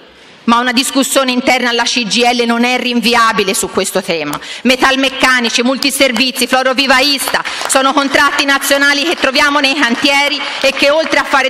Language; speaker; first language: Italian; native; Italian